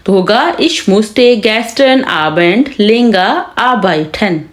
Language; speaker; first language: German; non-native, fluent; Urdu